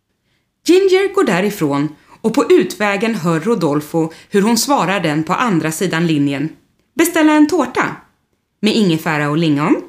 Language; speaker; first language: Swedish; native; Swedish